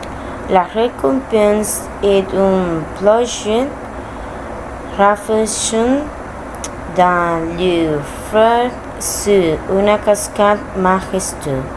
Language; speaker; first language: French; non-native, learner; Spanish